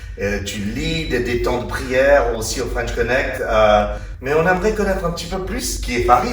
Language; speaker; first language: French; native; French